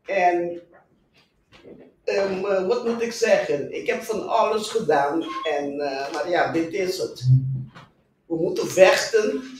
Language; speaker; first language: Dutch; non-native, local second language; Papiamento